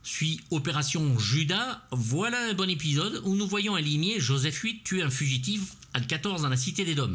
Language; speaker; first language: French; native; French